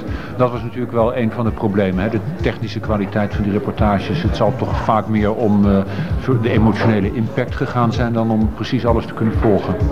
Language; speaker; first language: Dutch; native; Dutch